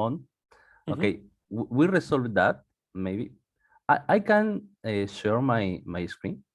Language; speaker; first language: English; non-native, learner; Spanish